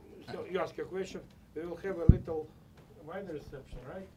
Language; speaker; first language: English; non-native, fluent; Russian